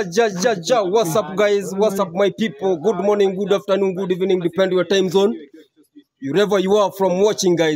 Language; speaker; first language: English; non-native, learner; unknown